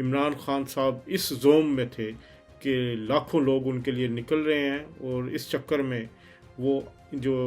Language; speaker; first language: Urdu; native; Urdu